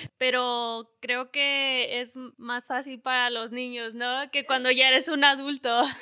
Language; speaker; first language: Spanish; native; Spanish